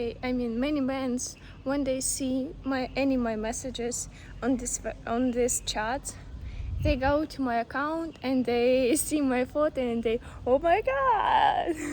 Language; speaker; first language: English; non-native, learner; Russian